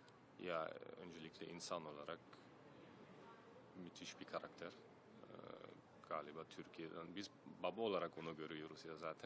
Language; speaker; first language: Turkish; early bilingual, heritage; German